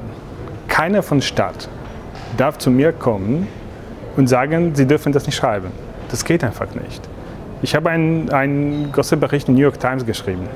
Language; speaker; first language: German; non-native, learner; Polish